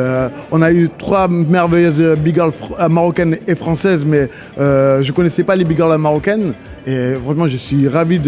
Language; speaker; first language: French; native; French